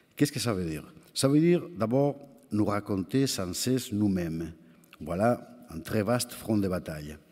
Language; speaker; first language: French; non-native, fluent; Spanish